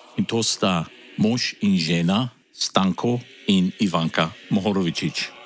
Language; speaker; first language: Slovenian; early bilingual, heritage; Slovenian